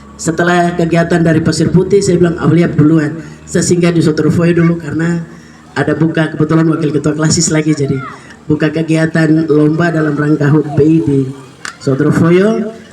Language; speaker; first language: Indonesian; native; Indonesian